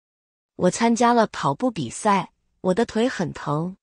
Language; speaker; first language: Chinese; non-native, learner; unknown